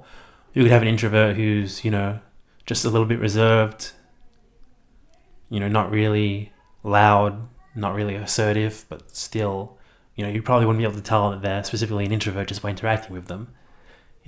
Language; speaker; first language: English; native; English